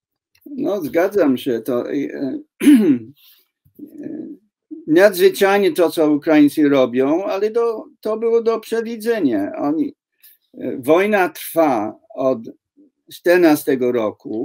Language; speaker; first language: Polish; non-native, fluent; English